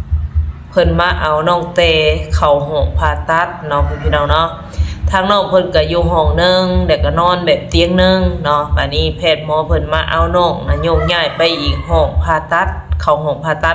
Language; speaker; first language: Thai; non-native, local second language; Lao